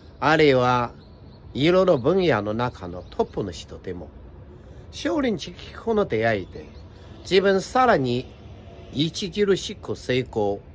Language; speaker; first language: Japanese; non-native, fluent; Chinese